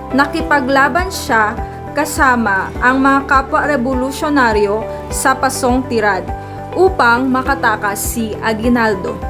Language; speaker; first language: Filipino; non-native, local second language; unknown